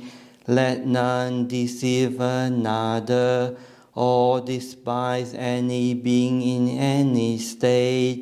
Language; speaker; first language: English; non-native, local second language; Chinese